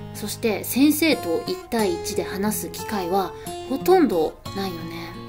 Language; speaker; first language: Japanese; native; Japanese